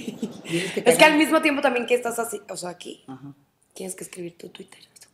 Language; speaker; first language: Spanish; native; Spanish